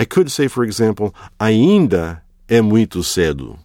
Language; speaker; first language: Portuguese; non-native, fluent; English